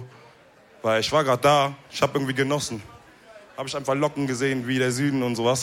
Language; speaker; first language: German; early bilingual, other home language; Wolof